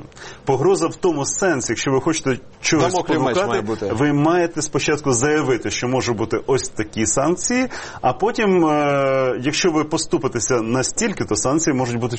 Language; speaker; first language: Ukrainian; native; Ukrainian